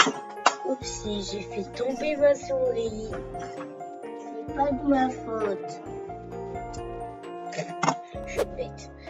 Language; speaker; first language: French; native; French